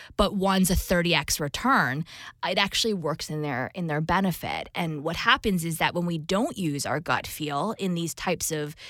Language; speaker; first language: English; native; English